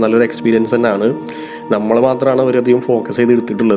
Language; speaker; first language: Malayalam; native; Malayalam